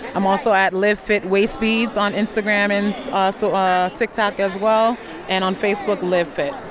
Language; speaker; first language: English; non-native, local second language; Akan